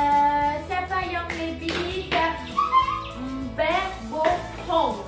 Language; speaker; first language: Indonesian; non-native, learner; French